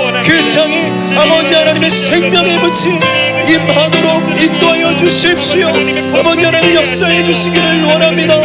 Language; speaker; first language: Korean; native; Korean